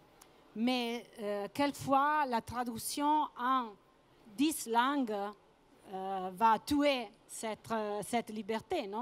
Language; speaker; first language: French; non-native, fluent; Italian